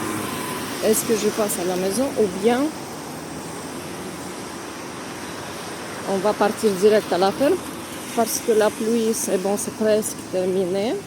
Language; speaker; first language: French; non-native, learner; Russian